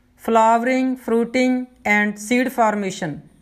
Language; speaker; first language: English; non-native, local second language; Punjabi